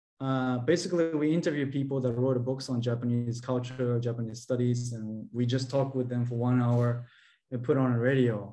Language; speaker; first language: English; non-native, fluent; Japanese